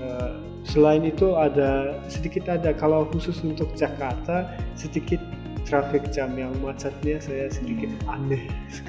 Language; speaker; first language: Indonesian; non-native, fluent; Turkmen